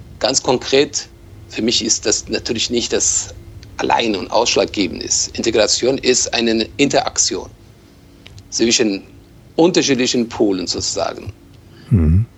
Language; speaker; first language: German; non-native, fluent; Persian